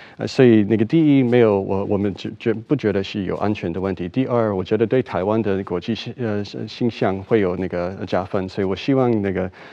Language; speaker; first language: Chinese; non-native, fluent; English